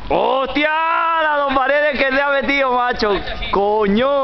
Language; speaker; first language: Spanish; native; Spanish